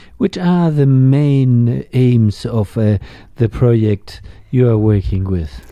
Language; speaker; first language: English; non-native, fluent; Spanish